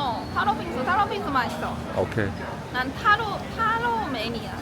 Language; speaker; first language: Korean; non-native, fluent; Chinese